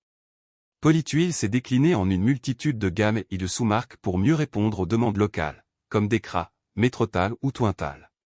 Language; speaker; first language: French; native; French